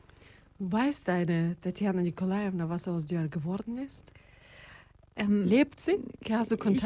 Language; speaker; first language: German; non-native, fluent; Russian